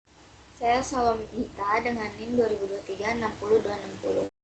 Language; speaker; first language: Indonesian; native; Indonesian